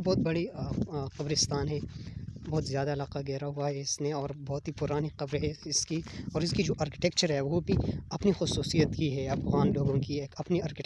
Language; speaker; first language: Urdu; non-native, local second language; Pashto